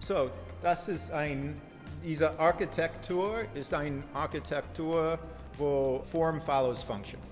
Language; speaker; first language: German; non-native, fluent; English